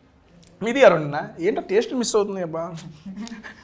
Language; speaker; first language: Telugu; native; Telugu